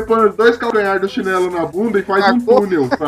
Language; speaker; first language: Portuguese; native; Portuguese